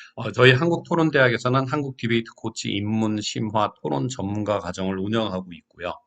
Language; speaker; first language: Korean; native; Korean